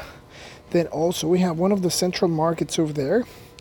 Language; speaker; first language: English; non-native, fluent; Spanish